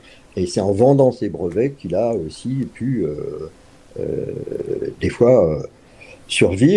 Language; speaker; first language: French; native; French